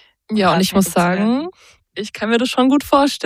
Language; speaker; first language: German; native; German